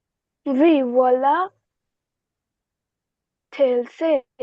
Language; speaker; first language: French; non-native, learner; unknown